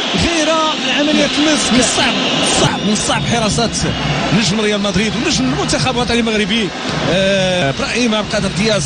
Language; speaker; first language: Arabic; native; Arabic